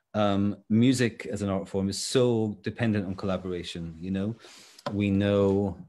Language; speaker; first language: English; native; English